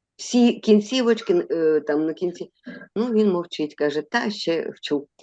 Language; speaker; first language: Ukrainian; non-native, local second language; Russian